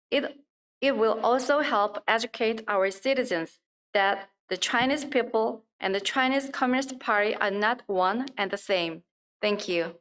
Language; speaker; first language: English; non-native, fluent; Korean